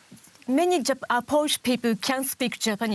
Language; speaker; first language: English; non-native, learner; Japanese